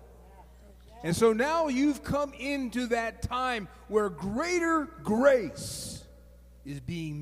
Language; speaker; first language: English; native; English